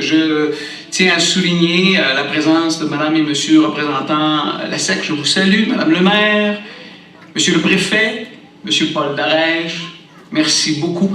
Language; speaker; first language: French; native; French